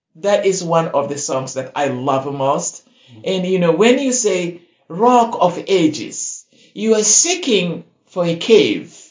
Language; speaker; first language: English; non-native, fluent; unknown